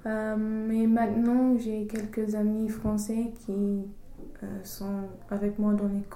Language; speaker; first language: French; non-native, fluent; English